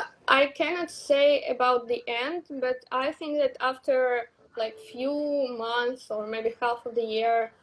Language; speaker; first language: English; non-native, learner; Russian